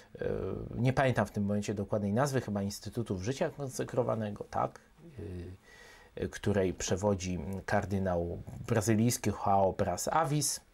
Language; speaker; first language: Polish; native; Polish